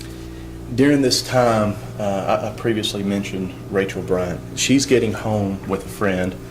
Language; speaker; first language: English; native; English